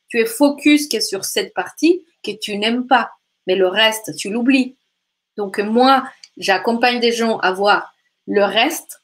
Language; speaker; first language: French; native; French